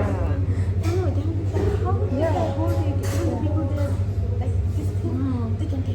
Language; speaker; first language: English; non-native, learner; Tibetan